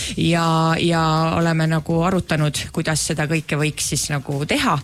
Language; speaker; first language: Estonian; native; Estonian